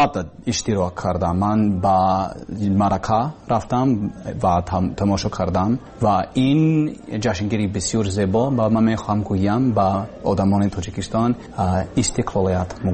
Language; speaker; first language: Persian; non-native, learner; English